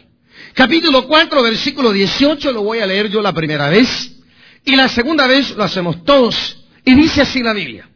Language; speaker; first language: Spanish; native; Spanish